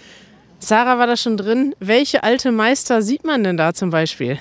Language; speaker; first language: German; native; German